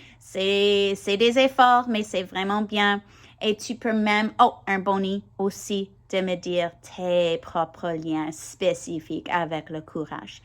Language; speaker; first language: French; non-native, learner; English